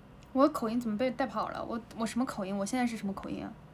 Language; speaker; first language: Chinese; native; Chinese